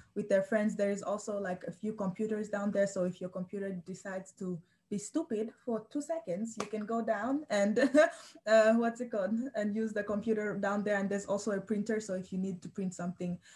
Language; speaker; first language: English; native; English